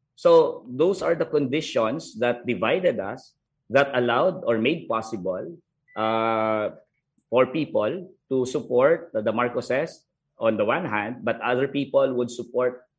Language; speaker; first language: English; non-native, local second language; Hiligaynon